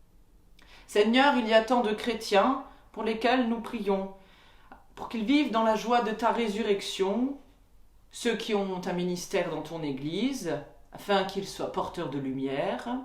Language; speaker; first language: French; native; French